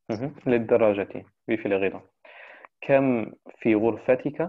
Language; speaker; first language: Arabic; non-native, fluent; German